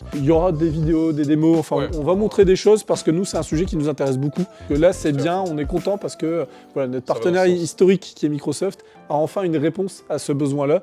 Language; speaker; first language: French; native; French